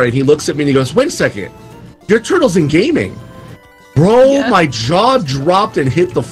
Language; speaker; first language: English; native; English